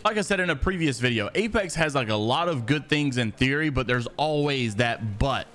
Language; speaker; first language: English; native; English